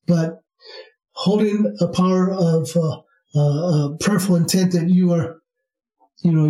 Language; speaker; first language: English; native; English